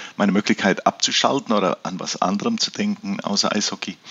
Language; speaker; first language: German; early bilingual, heritage; German